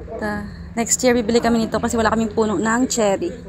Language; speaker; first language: Filipino; non-native, local second language; Hiligaynon